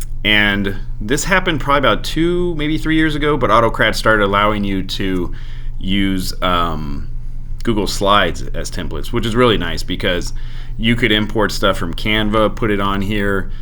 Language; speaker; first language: English; native; English